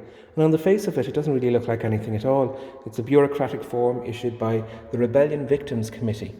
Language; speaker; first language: English; native; English